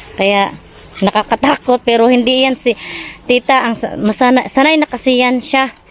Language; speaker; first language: Filipino; non-native, local second language; Cebuano